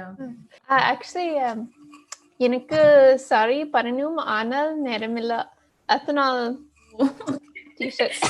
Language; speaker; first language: Tamil; non-native, learner; English